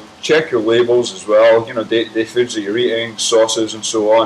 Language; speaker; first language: English; native; English